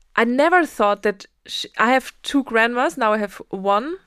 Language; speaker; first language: English; non-native, fluent; German